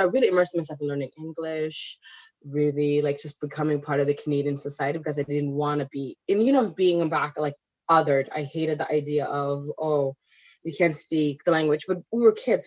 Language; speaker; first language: English; non-native, fluent; Somali